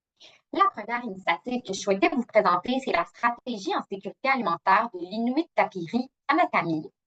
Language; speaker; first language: French; native; French